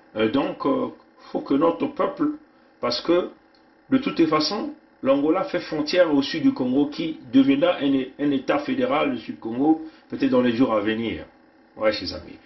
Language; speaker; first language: French; non-native, local second language; Kongo